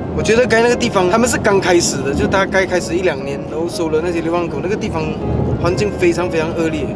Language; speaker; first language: Chinese; native; Chinese